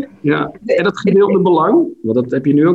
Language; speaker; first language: Dutch; native; Dutch